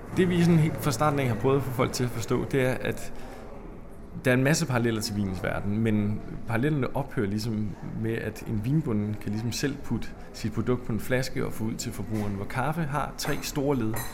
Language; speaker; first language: Danish; native; Danish